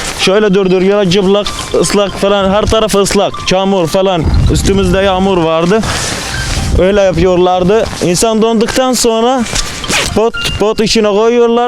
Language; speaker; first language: Turkish; non-native, learner; Arabic